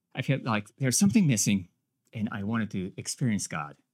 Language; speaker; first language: English; non-native, fluent; Japanese